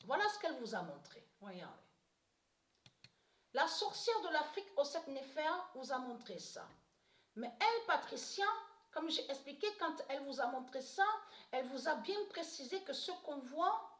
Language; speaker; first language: French; native; French